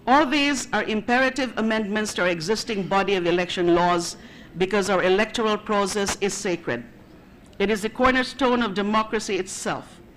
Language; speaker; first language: English; non-native, local second language; Filipino